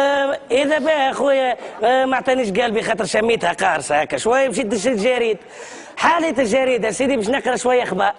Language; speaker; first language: Arabic; native; Arabic